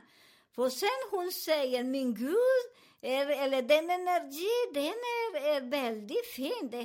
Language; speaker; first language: Swedish; non-native, learner; Spanish